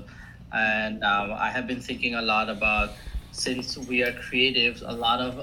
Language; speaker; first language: English; non-native, local second language; Assamese